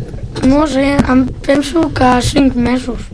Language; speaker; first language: Catalan; non-native, learner; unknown